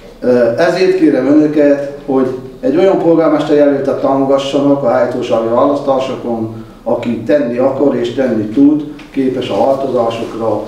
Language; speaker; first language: Hungarian; native; Hungarian